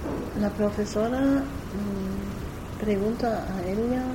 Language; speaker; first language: Spanish; non-native, learner; German